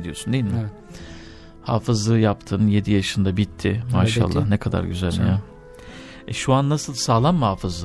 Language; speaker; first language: Turkish; native; Turkish